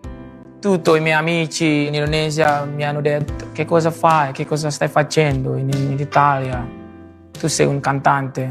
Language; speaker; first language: Italian; non-native, learner; Indonesian